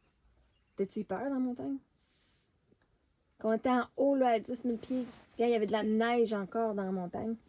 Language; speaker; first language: French; native; French